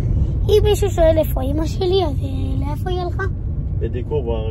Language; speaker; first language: Hebrew; native; Hebrew